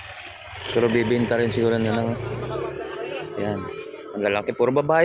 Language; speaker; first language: Filipino; native; Filipino